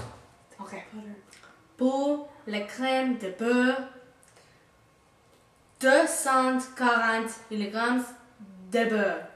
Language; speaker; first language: French; non-native, learner; English